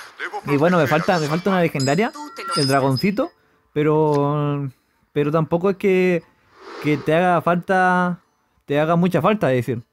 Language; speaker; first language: Spanish; native; Spanish